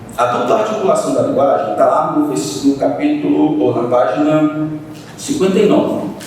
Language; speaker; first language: Portuguese; native; Portuguese